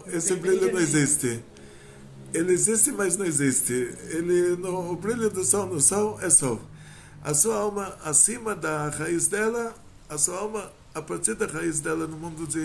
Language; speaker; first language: Portuguese; native; Portuguese